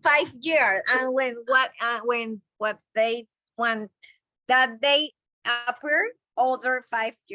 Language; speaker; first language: English; non-native, learner; Spanish